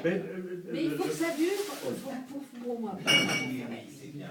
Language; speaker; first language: French; native; French